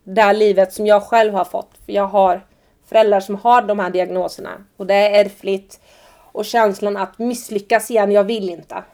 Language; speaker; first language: Swedish; early bilingual, other home language; Persian